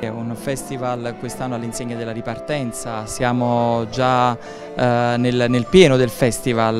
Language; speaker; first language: Italian; native; Italian